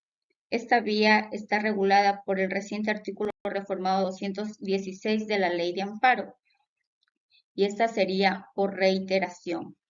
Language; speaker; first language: Spanish; native; Spanish